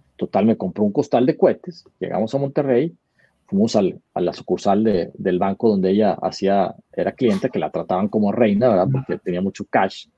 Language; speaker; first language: Spanish; native; Spanish